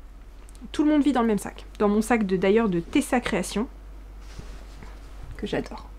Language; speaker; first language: French; native; French